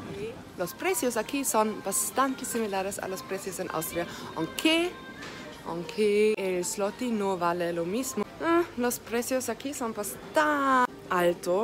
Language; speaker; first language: Spanish; non-native, learner; German